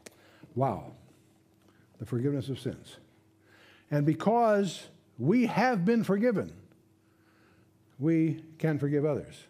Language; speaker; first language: English; native; English